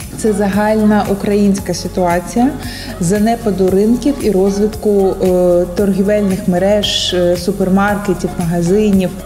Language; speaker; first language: Ukrainian; native; Ukrainian